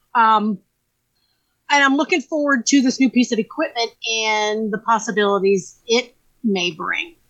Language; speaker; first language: English; native; English